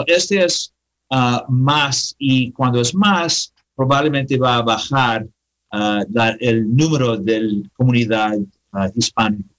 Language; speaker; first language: Spanish; non-native, learner; English